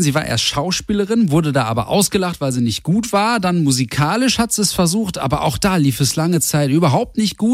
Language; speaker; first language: German; native; German